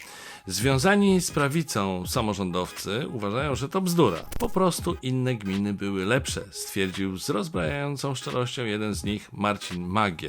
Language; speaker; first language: Polish; native; Polish